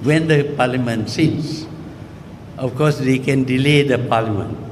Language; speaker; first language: English; non-native, local second language; Malay